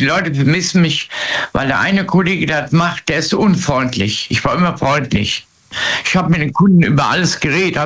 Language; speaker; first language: German; native; German